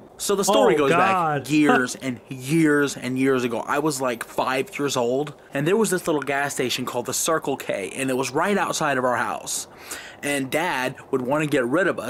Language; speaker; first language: English; native; English